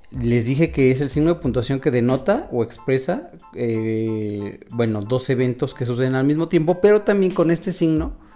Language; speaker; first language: Spanish; native; Spanish